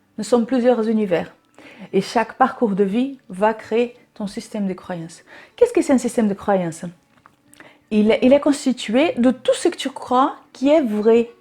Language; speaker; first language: French; non-native, fluent; Portuguese